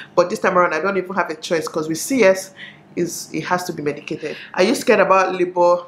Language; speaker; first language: English; non-native, local second language; Igbo